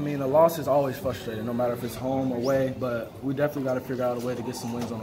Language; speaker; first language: English; native; English